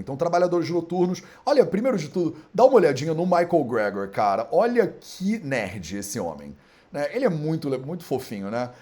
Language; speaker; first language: Portuguese; native; Portuguese